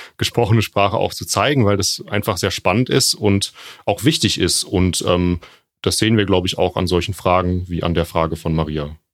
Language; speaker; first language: German; native; German